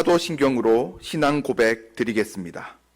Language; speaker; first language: Korean; native; Korean